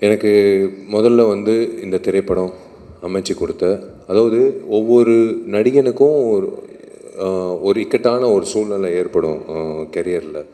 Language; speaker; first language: Tamil; native; Tamil